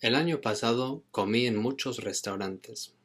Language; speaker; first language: Spanish; non-native, fluent; English